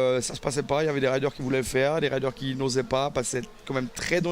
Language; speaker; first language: French; native; French